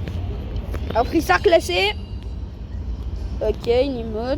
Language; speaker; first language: French; native; French